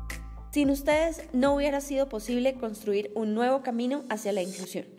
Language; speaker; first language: Spanish; native; Spanish